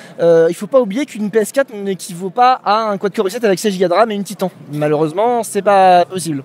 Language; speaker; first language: French; native; French